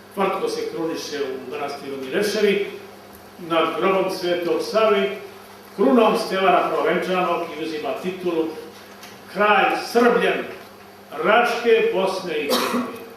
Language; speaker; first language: Bosnian; native; Bosnian